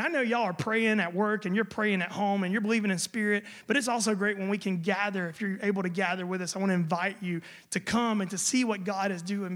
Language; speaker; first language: English; native; English